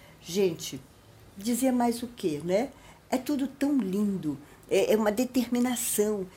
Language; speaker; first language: Portuguese; native; Portuguese